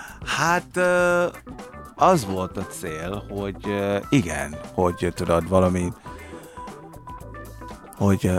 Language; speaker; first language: Hungarian; non-native, fluent; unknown